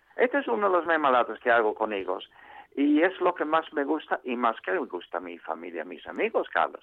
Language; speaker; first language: Spanish; non-native, fluent; English